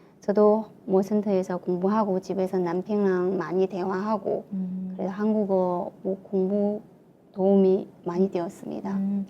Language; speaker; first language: Korean; non-native, fluent; Chinese